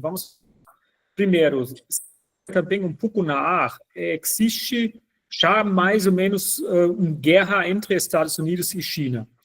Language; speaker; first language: Portuguese; non-native, fluent; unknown